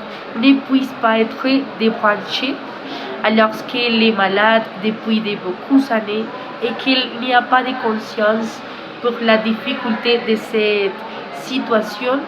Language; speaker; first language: French; non-native, learner; Spanish